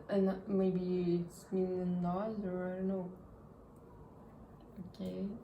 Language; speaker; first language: English; non-native, learner; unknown